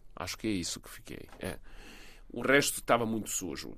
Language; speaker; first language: Portuguese; non-native, fluent; Serbian